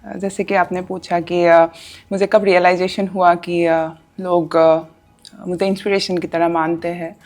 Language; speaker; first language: Hindi; non-native, local second language; Assamese